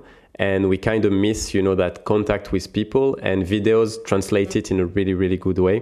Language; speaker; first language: English; non-native, fluent; French